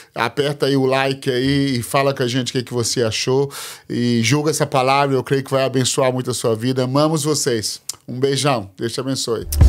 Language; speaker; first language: Portuguese; native; Portuguese